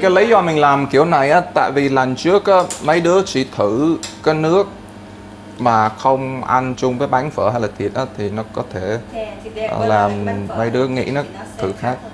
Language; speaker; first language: Vietnamese; early bilingual, heritage; Vietnamese